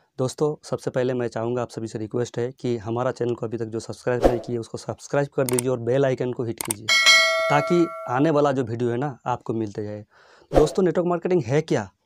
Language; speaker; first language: Hindi; non-native, local second language; Bangla